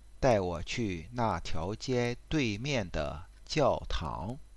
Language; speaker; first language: Chinese; non-native, learner; English